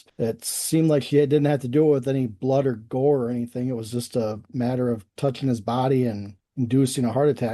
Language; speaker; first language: English; native; English